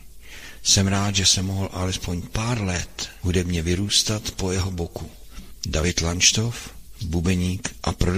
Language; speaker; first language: Czech; native; Czech